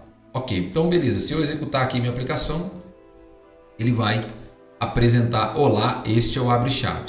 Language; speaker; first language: Portuguese; native; Portuguese